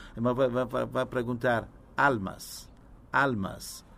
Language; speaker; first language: Spanish; non-native, learner; Italian